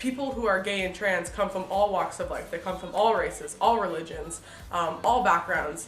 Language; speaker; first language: English; native; English